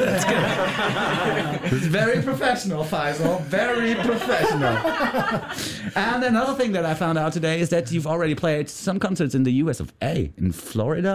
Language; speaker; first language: English; non-native, fluent; German